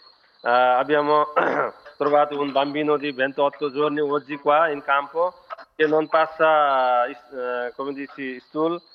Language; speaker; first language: Italian; non-native, fluent; Nepali